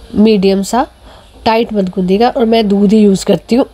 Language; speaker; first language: Hindi; native; Hindi